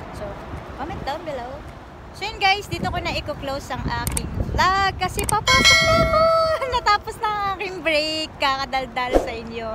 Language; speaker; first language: Filipino; native; Filipino